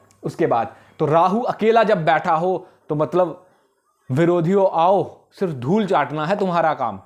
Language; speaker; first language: Hindi; native; Hindi